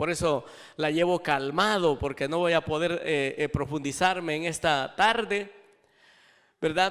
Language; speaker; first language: Spanish; native; Spanish